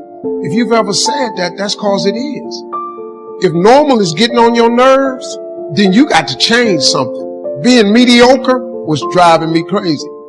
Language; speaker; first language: English; native; English